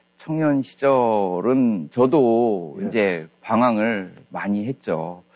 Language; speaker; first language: Korean; native; Korean